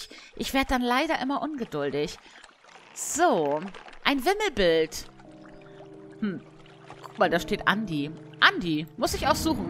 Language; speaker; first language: German; native; German